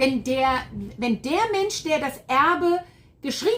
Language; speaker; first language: German; native; German